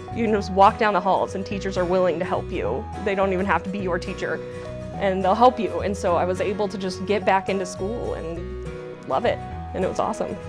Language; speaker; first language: English; native; English